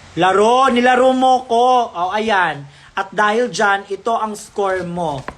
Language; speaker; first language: Filipino; non-native, local second language; Cebuano